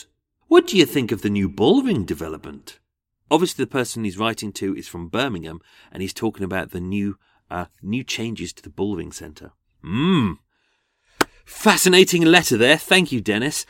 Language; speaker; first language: English; native; English